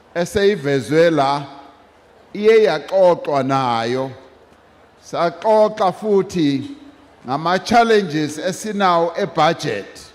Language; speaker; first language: Zulu; non-native, local second language; Venda